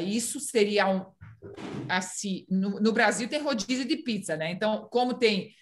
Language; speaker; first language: Portuguese; non-native, fluent; Romanian